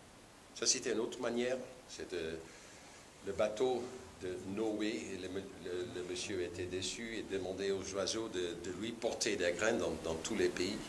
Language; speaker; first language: French; non-native, learner; Dutch